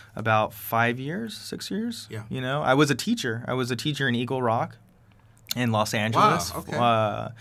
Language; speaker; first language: English; early bilingual, other home language; Spanish